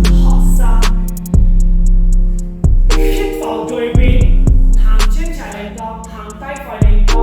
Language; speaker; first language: Vietnamese; non-native, learner; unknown